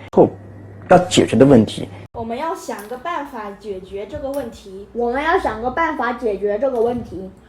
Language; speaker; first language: Chinese; non-native, learner; Korean